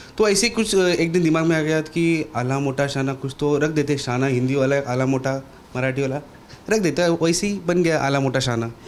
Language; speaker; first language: Hindi; non-native, local second language; Marathi